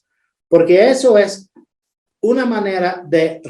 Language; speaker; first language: Spanish; non-native, fluent; English